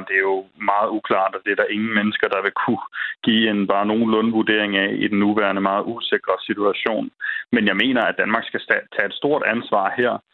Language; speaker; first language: Danish; native; Danish